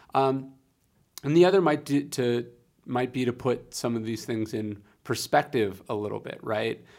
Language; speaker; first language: English; native; English